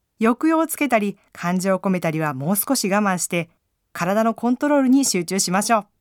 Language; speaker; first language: Japanese; native; Japanese